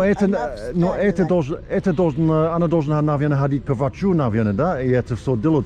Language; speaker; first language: Russian; non-native, learner; English